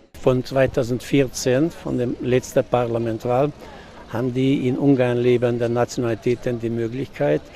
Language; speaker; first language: German; non-native, local second language; Hungarian